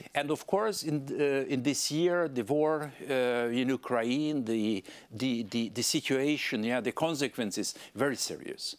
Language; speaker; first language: English; non-native, fluent; Hungarian